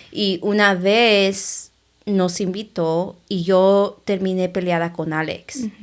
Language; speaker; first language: Spanish; early bilingual, heritage; Spanish